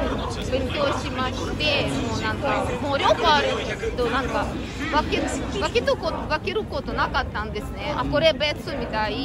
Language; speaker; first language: Japanese; non-native, learner; Russian